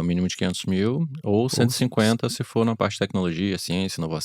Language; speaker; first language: Portuguese; native; Portuguese